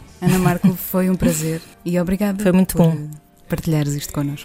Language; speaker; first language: Portuguese; native; Portuguese